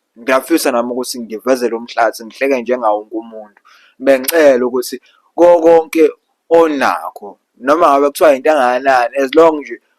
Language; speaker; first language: Zulu; non-native, local second language; Xhosa